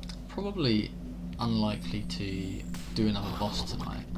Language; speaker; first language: English; native; English